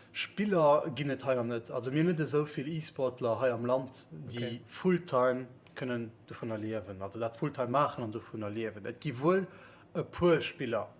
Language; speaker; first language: Luxembourgish; native; Luxembourgish